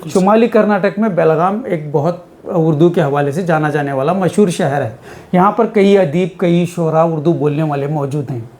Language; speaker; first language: Hindi; non-native, local second language; Urdu